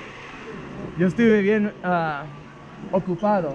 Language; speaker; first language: Spanish; non-native, learner; English